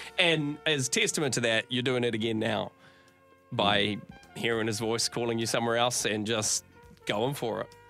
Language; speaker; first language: English; native; English